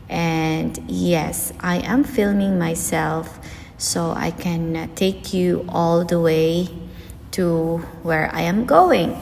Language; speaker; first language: English; non-native, local second language; Filipino